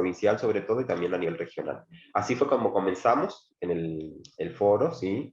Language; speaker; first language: Spanish; native; Spanish